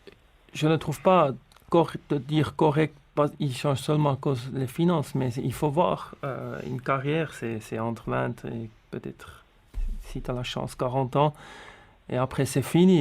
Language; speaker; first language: French; non-native, local second language; Swiss German